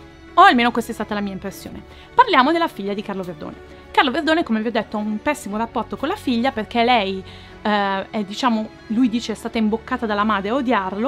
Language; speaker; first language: Italian; native; Italian